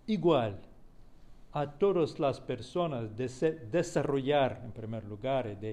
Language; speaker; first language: Spanish; non-native, fluent; Russian